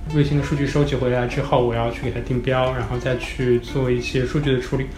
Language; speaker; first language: Chinese; native; Chinese